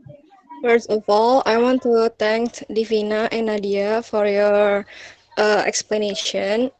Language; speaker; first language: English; non-native, local second language; Indonesian